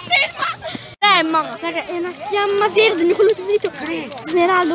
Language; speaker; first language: Italian; native; Italian